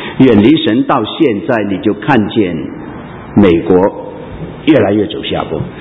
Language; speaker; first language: Chinese; non-native, local second language; Cantonese